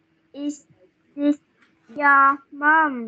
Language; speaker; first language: English; non-native, learner; Vietnamese